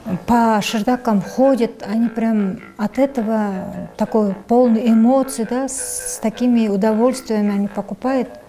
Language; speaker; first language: Russian; non-native, local second language; Kyrgyz